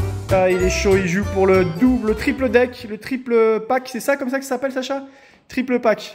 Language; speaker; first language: French; native; French